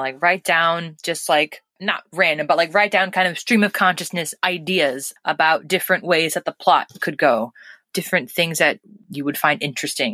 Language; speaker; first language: English; native; English